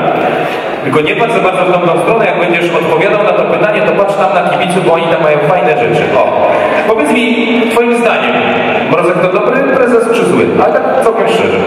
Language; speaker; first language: Polish; native; Polish